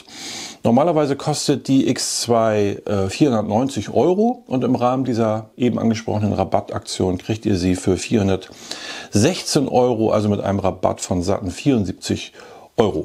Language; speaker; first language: German; native; German